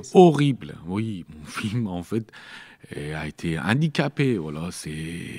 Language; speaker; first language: French; non-native, learner; Persian